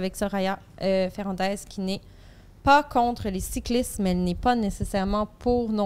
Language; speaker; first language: French; native; French